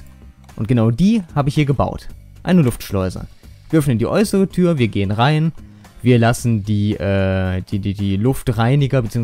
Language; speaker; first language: German; native; German